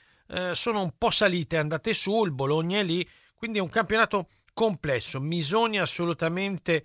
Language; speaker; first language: Italian; native; Italian